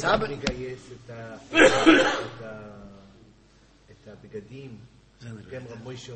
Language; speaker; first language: Hebrew; non-native, fluent; English